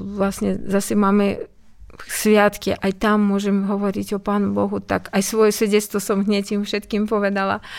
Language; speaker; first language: Slovak; non-native, fluent; Russian